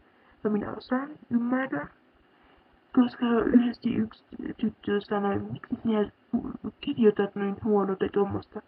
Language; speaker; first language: Finnish; early bilingual, heritage; German